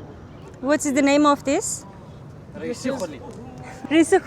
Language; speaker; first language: English; non-native, learner; Turkish